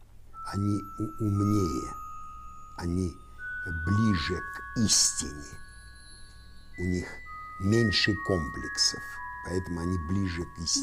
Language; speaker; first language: Russian; non-native, local second language; Armenian